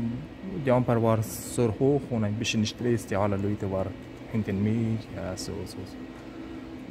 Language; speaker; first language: German; non-native, learner; Persian